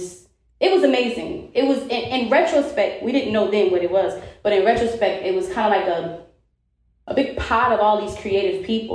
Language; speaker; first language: English; native; English